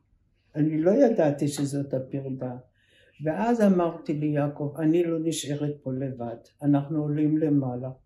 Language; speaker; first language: Hebrew; early bilingual, other home language; German